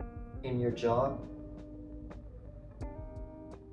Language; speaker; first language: English; native; English